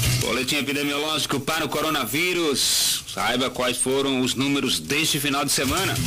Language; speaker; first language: Portuguese; native; Portuguese